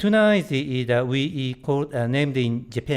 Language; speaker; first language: English; non-native, learner; Japanese